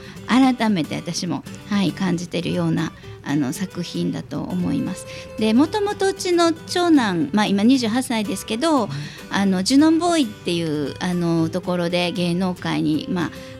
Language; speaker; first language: Japanese; native; Japanese